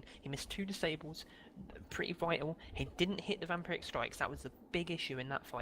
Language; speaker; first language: English; native; English